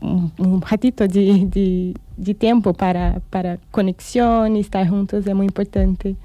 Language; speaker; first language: Spanish; non-native, learner; Portuguese